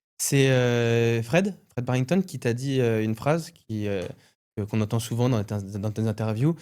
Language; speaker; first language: French; native; French